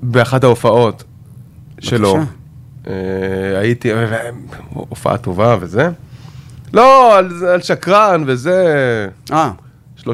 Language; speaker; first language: Hebrew; native; Hebrew